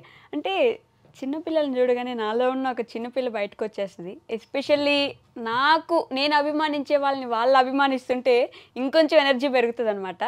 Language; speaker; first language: Telugu; native; Telugu